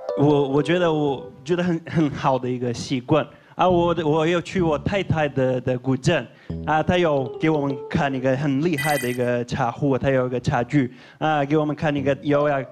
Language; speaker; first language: Chinese; non-native, learner; Portuguese